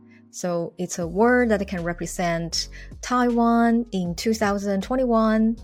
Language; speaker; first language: English; non-native, fluent; Chinese